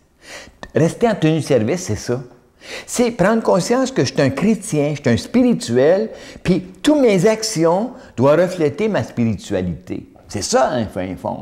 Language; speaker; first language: French; native; French